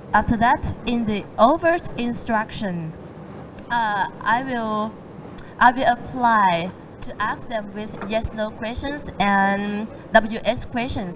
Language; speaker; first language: English; non-native, learner; Thai